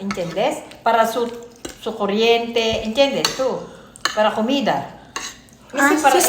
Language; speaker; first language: Spanish; non-native, learner; Filipino